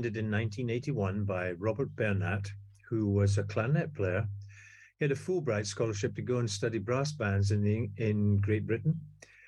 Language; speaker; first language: English; native; English